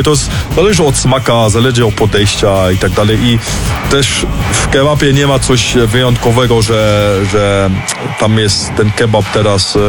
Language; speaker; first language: Polish; early bilingual, heritage; Polish